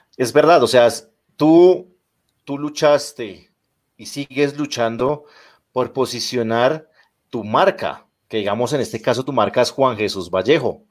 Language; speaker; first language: Spanish; native; Spanish